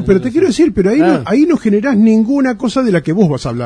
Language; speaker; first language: Spanish; native; Spanish